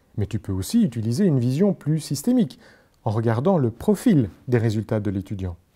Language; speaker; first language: French; native; French